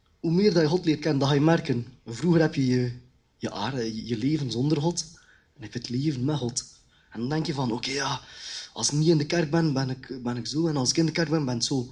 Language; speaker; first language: Dutch; early bilingual, other home language; Khmer